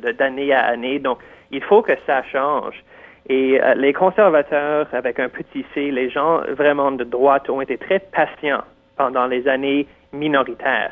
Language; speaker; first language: French; non-native, local second language; English